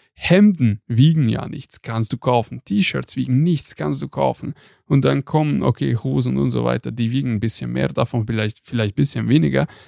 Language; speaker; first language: German; non-native, fluent; Hungarian